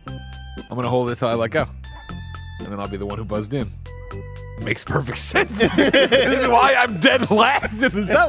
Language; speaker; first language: English; native; English